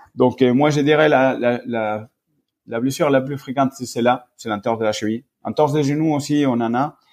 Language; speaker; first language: French; non-native, fluent; Spanish